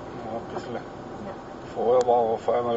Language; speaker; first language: German; native; German